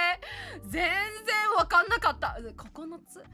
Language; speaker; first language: Japanese; non-native, learner; English